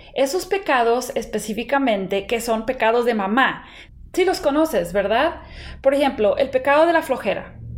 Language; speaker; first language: Spanish; non-native, fluent; English